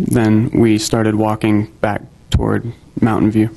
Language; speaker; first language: English; native; English